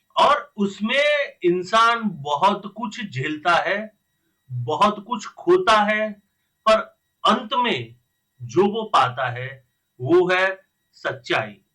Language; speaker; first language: Hindi; non-native, local second language; Gujarati